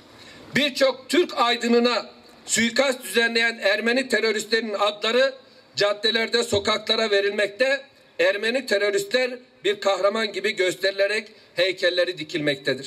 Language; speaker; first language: Turkish; native; Turkish